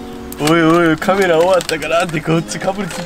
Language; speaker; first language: Japanese; native; Japanese